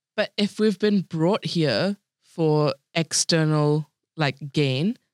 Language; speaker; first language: English; native; English